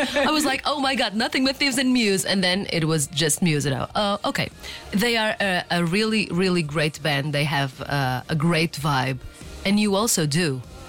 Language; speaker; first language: English; non-native, fluent; Portuguese